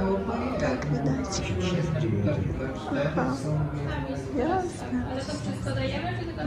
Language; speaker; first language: Polish; non-native, learner; Ukrainian